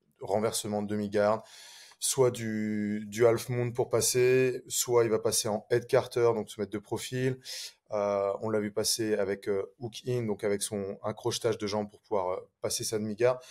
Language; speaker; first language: French; native; French